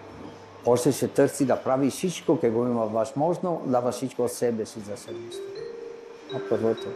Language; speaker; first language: Bulgarian; non-native, learner; Italian